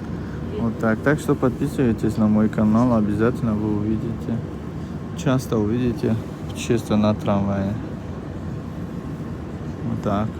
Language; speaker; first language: Russian; non-native, fluent; Tajik